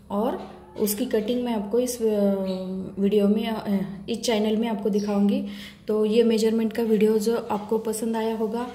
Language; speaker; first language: Hindi; non-native, local second language; Marathi